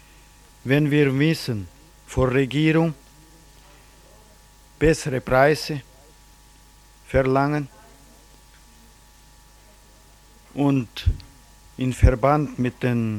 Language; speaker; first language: German; early bilingual, heritage; German